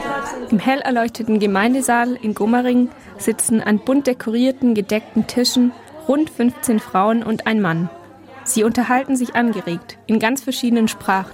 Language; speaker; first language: German; native; German